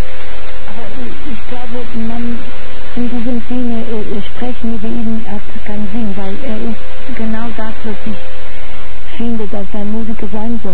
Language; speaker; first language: German; non-native, fluent; Portuguese